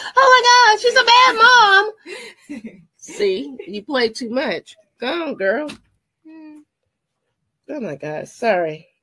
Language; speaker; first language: English; native; English